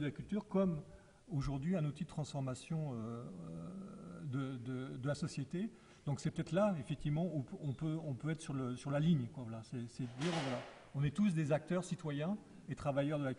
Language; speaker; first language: French; native; French